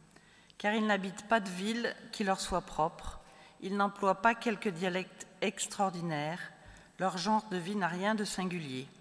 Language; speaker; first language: French; native; French